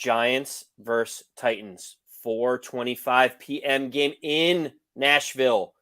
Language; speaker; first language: English; native; English